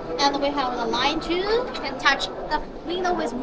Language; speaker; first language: English; non-native, learner; Chinese